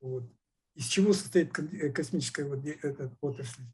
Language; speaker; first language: Russian; non-native, local second language; Kazakh